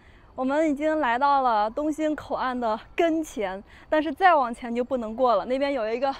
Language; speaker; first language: Chinese; native; Chinese